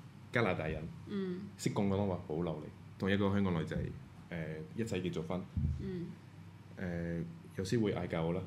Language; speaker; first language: Cantonese; non-native, fluent; French